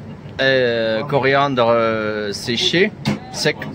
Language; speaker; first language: French; non-native, fluent; Arabic